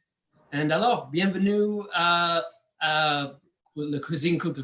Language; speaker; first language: French; non-native, learner; English